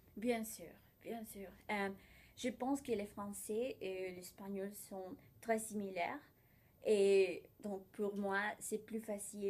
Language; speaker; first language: French; non-native, learner; Spanish